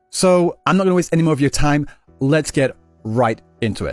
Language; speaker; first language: English; native; English